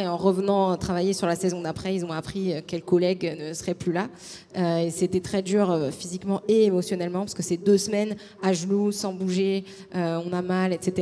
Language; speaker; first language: French; native; French